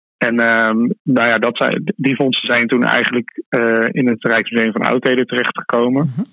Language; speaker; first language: Dutch; native; Dutch